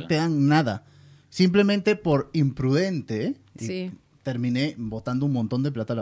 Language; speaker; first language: Spanish; native; Spanish